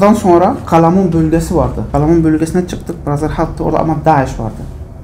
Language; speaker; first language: Turkish; non-native, learner; Arabic